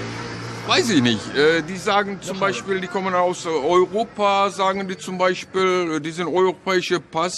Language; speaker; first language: German; non-native, fluent; Turkish